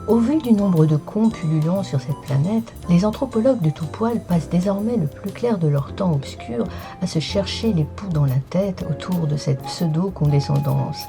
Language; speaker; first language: French; native; French